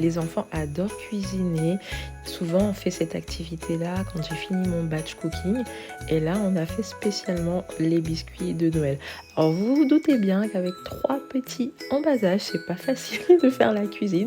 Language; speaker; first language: French; native; French